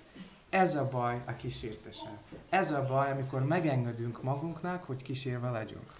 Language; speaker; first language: Hungarian; non-native, learner; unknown